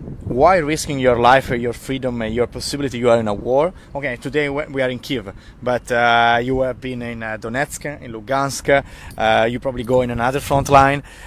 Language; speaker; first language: English; non-native, fluent; Italian